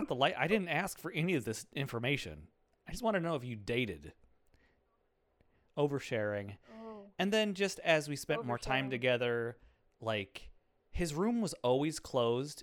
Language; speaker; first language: English; native; English